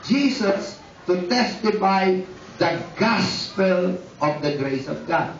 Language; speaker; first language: English; non-native, local second language; Filipino